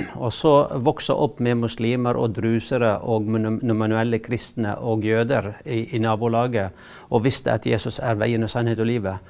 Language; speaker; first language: Norwegian; non-native, fluent; Arabic